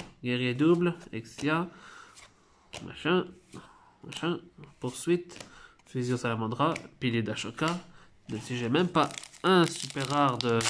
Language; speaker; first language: French; native; French